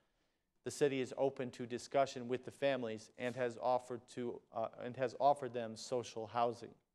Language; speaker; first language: English; non-native, fluent; Albanian